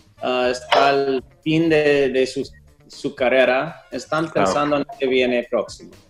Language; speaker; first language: Spanish; non-native, fluent; English